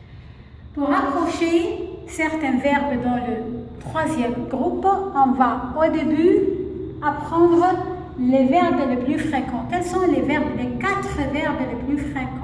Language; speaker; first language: French; non-native, fluent; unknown